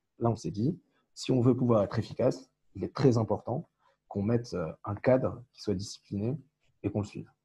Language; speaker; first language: French; non-native, local second language; Arabic